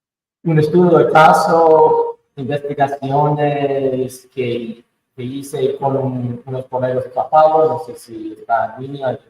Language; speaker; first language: Spanish; non-native, fluent; English